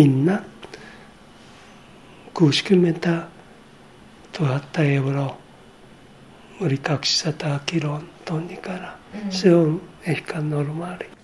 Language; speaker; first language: Finnish; non-native, learner; Japanese